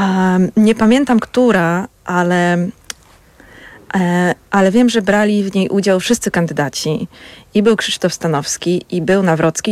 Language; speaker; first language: Polish; native; Polish